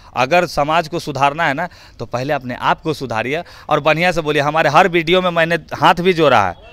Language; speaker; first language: Hindi; native; Hindi